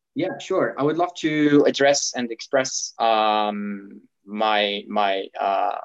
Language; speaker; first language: English; non-native, fluent; Arabic